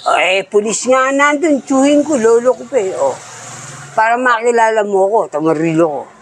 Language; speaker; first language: Filipino; native; Filipino